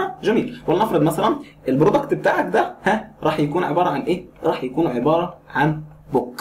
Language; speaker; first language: Arabic; native; Arabic